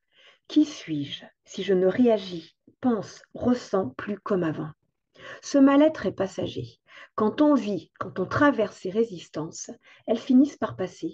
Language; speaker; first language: French; native; French